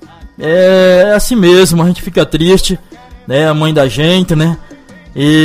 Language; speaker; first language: Portuguese; native; Portuguese